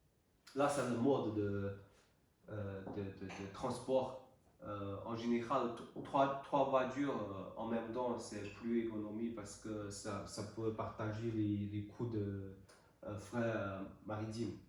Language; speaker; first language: French; non-native, learner; Chinese